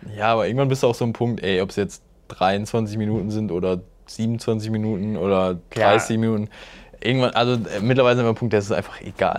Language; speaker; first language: German; native; German